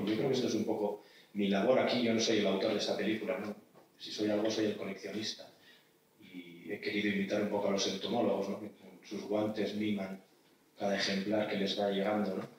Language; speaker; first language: Spanish; native; Spanish